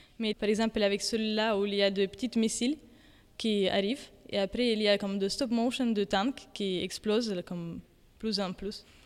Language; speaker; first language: French; non-native, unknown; Ukrainian